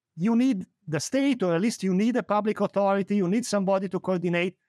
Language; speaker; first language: English; non-native, fluent; Italian